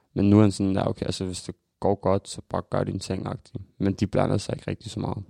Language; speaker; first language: Danish; early bilingual, other home language; Macedonian